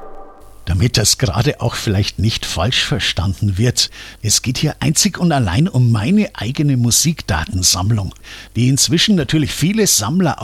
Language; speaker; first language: German; native; German